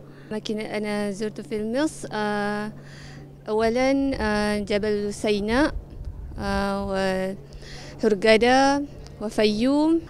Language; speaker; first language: Arabic; non-native, learner; Malay